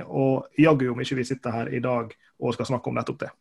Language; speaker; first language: Norwegian; native; Norwegian